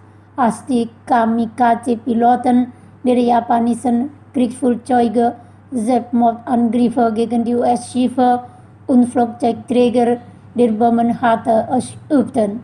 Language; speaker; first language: German; non-native, fluent; Indonesian